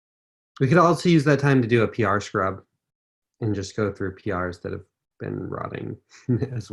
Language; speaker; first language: English; native; English